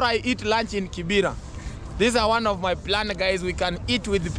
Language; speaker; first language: English; non-native, learner; Swahili